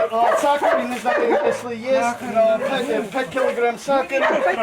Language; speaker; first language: Russian; non-native, learner; English